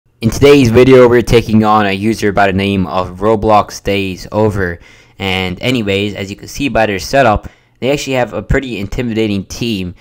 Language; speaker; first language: English; native; English